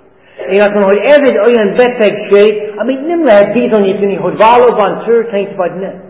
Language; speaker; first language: Hungarian; non-native, fluent; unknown